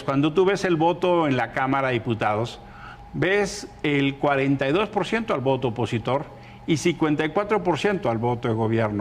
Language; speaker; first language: Spanish; native; Spanish